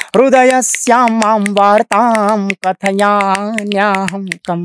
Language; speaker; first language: Hindi; native; Hindi